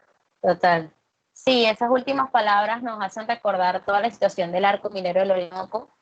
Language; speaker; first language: Spanish; native; Spanish